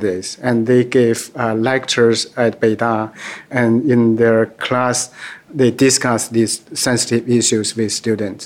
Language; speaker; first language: English; non-native, fluent; Chinese